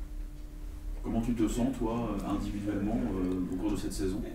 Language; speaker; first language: French; native; French